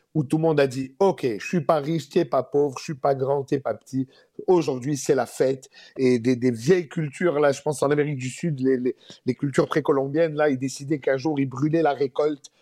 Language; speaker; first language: French; native; French